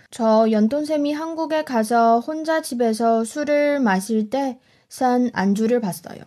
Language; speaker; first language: Korean; non-native, fluent; Chinese